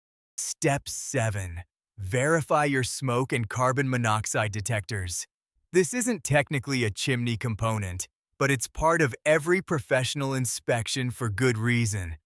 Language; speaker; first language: English; native; English